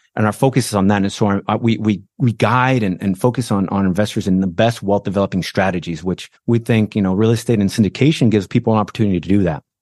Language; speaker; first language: English; non-native, fluent; Portuguese